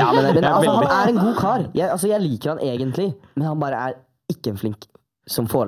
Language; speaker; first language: Norwegian; native; Norwegian